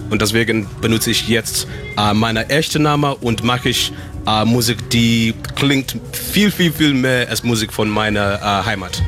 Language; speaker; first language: German; non-native, learner; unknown